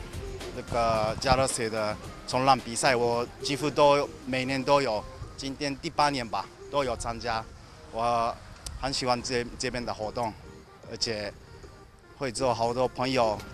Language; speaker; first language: Chinese; non-native, fluent; Japanese